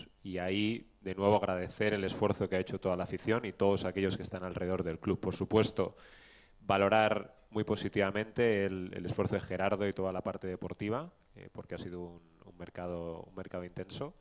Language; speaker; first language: Spanish; native; Spanish